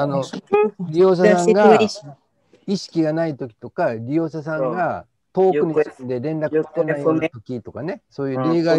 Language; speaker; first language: Japanese; native; Japanese